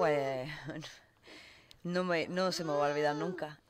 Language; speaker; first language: Spanish; native; Spanish